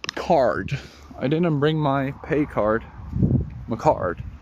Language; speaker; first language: English; non-native, fluent; Dutch